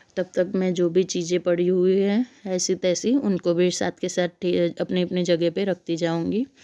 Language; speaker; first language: Hindi; non-native, local second language; Gujarati